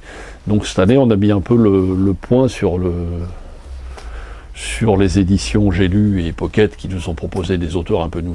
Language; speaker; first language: French; native; French